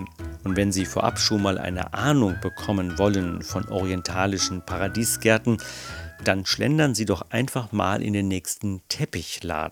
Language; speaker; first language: German; native; German